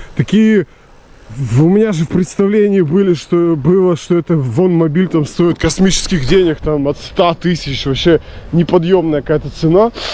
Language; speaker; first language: Russian; native; Russian